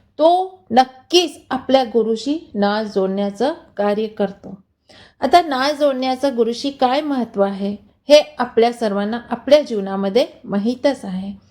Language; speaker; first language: Marathi; non-native, local second language; Hindi